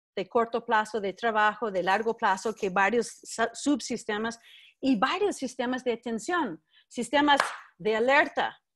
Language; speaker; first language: Spanish; non-native, fluent; English